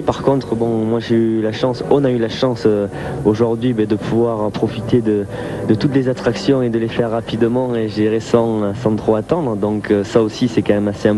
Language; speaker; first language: French; native; French